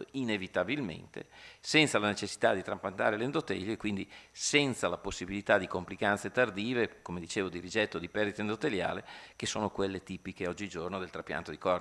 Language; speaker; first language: Italian; native; Italian